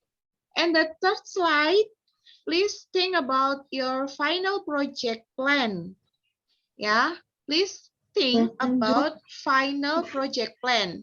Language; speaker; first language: English; non-native, fluent; Indonesian